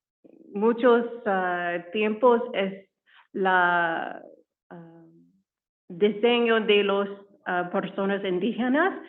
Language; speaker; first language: Spanish; non-native, learner; English